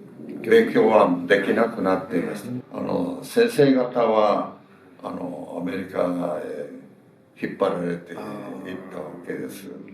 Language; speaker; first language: Japanese; early bilingual, heritage; Japanese